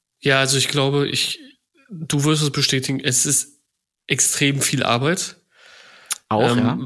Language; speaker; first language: German; native; German